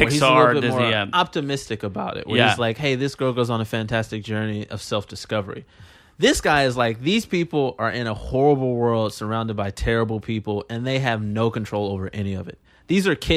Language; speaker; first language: English; native; English